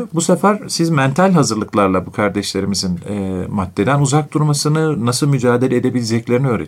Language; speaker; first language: Turkish; native; Turkish